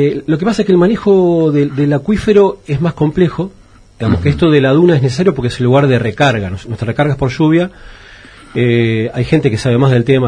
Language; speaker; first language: Spanish; native; Spanish